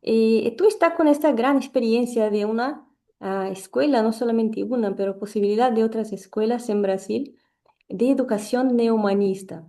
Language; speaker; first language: Spanish; non-native, fluent; Portuguese